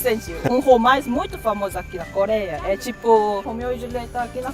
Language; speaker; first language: Portuguese; non-native, fluent; Korean